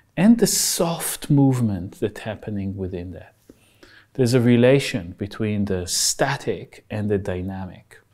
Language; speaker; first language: English; non-native, fluent; Hebrew